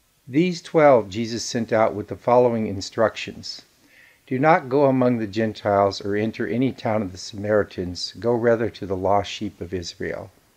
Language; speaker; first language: English; native; English